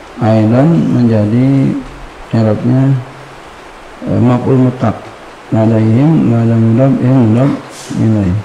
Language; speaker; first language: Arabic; non-native, fluent; Indonesian